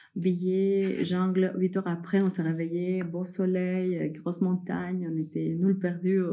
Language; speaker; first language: French; early bilingual, other home language; Spanish